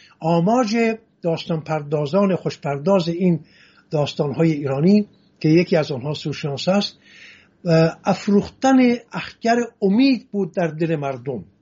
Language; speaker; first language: Persian; non-native, local second language; Assyrian Neo-Aramaic